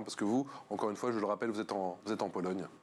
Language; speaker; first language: French; native; French